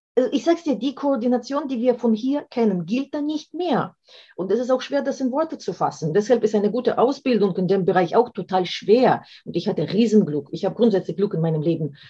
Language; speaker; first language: German; non-native, fluent; Russian